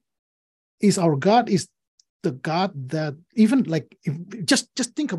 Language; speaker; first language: English; non-native, fluent; Indonesian